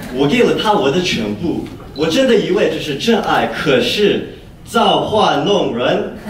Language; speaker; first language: Chinese; non-native, learner; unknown